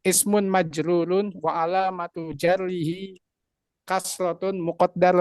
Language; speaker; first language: Arabic; non-native, learner; Indonesian